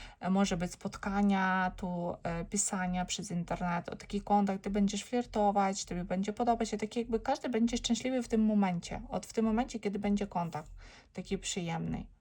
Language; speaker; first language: Polish; non-native, learner; Ukrainian